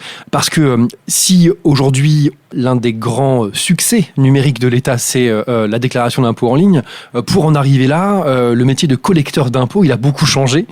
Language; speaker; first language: French; native; French